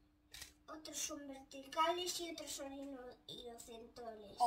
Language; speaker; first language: Spanish; early bilingual, other home language; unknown